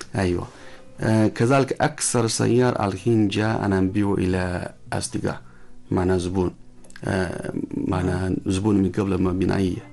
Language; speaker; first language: Arabic; non-native, learner; Chinese